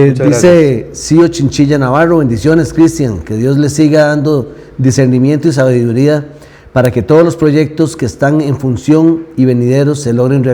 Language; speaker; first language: Spanish; native; Spanish